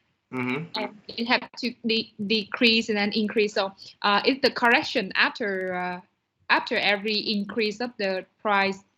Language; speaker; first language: English; non-native, learner; Vietnamese